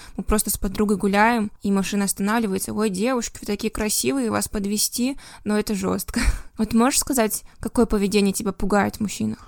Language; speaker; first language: Russian; native; Russian